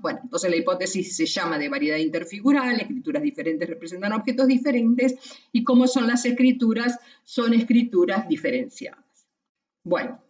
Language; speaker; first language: Spanish; native; Spanish